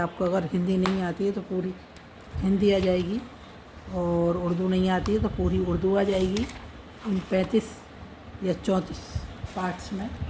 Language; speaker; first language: Hindi; native; Hindi